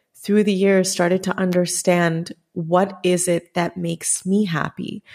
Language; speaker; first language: English; native; English